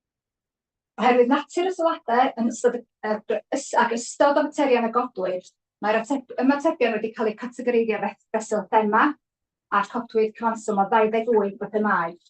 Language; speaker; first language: Welsh; native; Welsh